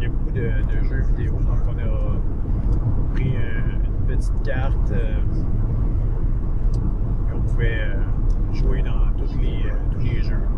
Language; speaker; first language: French; native; French